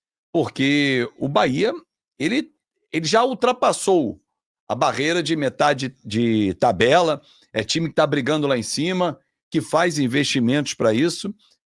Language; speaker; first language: Portuguese; native; Portuguese